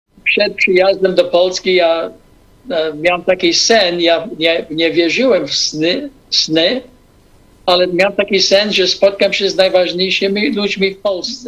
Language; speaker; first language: Polish; non-native, fluent; English